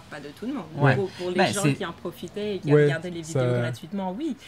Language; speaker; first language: French; native; French